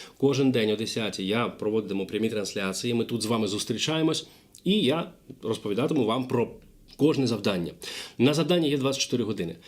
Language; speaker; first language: Ukrainian; non-native, local second language; Russian